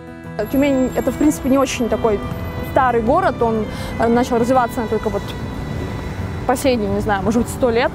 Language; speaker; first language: Russian; native; Russian